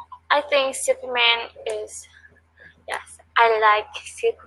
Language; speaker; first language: English; non-native, learner; Vietnamese